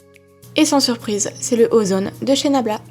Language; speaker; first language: French; native; French